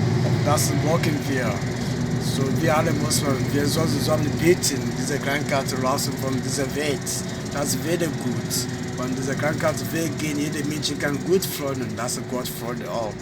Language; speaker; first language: German; non-native, learner; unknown